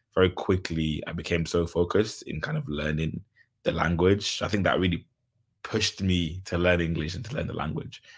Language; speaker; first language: English; early bilingual, other home language; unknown